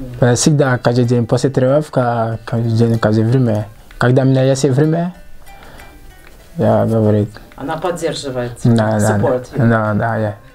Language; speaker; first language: Russian; non-native, learner; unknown